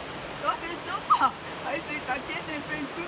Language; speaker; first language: German; native; German